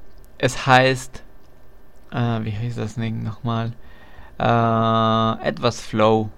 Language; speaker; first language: German; non-native, fluent; Spanish